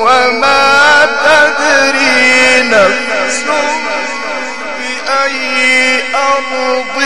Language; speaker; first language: Arabic; native; Arabic